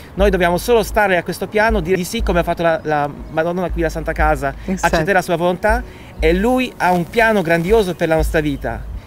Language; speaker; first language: Italian; non-native, fluent; Polish